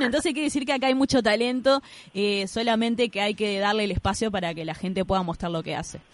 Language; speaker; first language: Spanish; native; Spanish